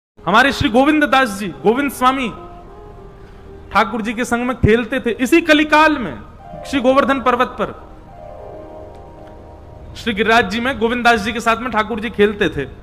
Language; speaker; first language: Hindi; native; Hindi